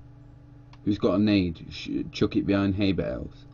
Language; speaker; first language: English; native; English